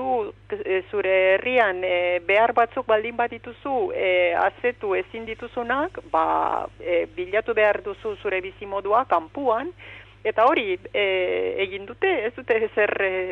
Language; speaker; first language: Basque; non-native, fluent; Romanian